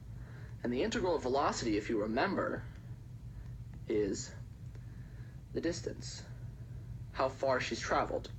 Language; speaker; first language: English; native; English